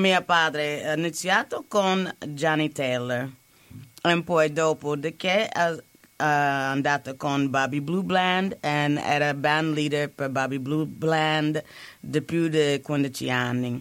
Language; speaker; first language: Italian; non-native, learner; English